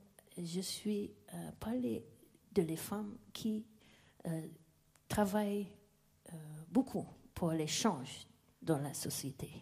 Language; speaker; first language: French; non-native, learner; English